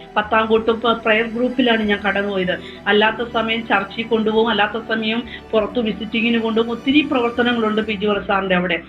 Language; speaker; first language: Malayalam; native; Malayalam